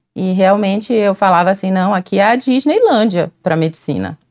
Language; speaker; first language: Portuguese; native; Portuguese